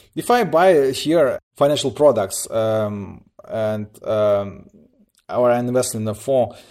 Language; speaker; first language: English; early bilingual, other home language; Russian